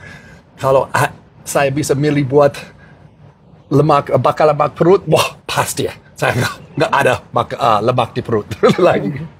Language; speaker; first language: Indonesian; non-native, fluent; English